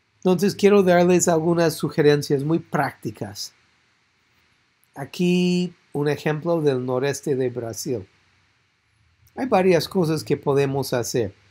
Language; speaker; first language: Spanish; non-native, fluent; English